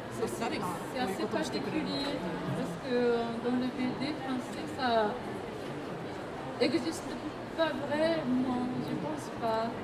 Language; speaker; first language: French; non-native, fluent; Japanese